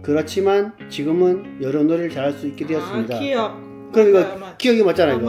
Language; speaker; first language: Korean; native; Korean